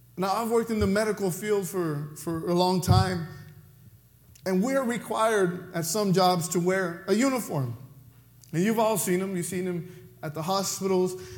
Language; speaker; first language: English; non-native, fluent; Spanish